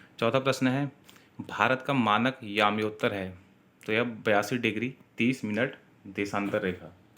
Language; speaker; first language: Hindi; native; Hindi